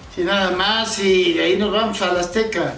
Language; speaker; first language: Spanish; native; Spanish